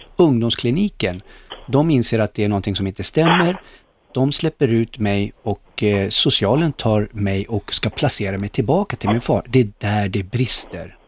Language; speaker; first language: Swedish; early bilingual, other home language; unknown